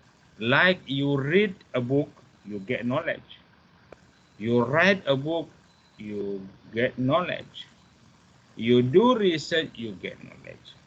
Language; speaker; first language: English; non-native, fluent; Malay